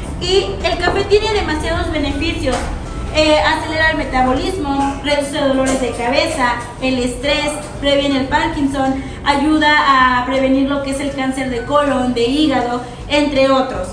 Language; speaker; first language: Spanish; native; Spanish